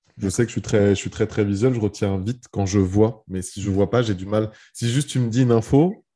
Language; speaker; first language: French; early bilingual, other home language; Arabic